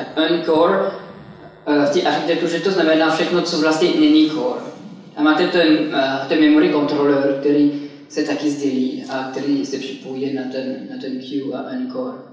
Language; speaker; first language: Czech; non-native, fluent; French